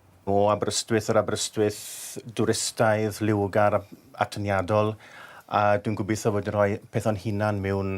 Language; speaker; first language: Welsh; native; Welsh